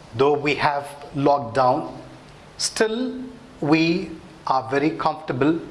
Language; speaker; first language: English; non-native, local second language; Tamil